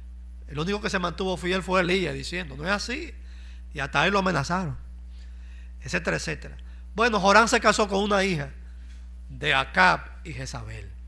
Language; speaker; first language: Spanish; native; Spanish